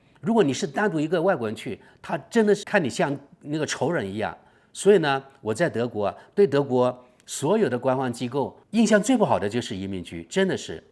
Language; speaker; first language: Chinese; native; Chinese